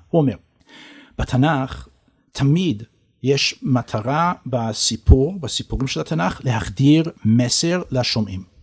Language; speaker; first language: Hebrew; non-native, fluent; English